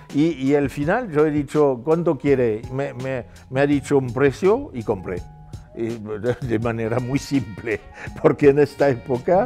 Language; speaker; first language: Spanish; non-native, fluent; French